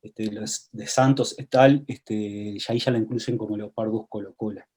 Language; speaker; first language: Spanish; native; Spanish